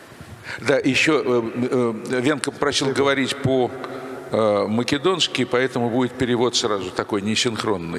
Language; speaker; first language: Russian; native; Russian